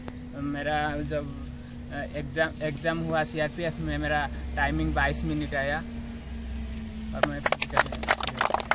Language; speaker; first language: Hindi; non-native, local second language; Odia